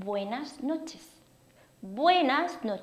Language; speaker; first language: Spanish; non-native, fluent; Korean